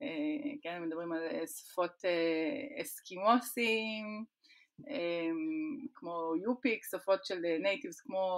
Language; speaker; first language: Hebrew; native; Hebrew